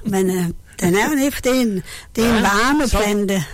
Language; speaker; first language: Danish; native; Danish